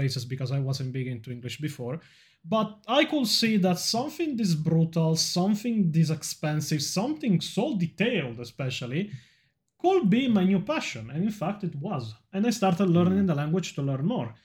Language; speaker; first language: English; non-native, fluent; Italian